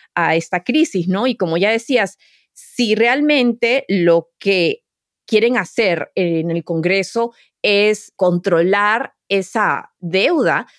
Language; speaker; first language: Spanish; native; Spanish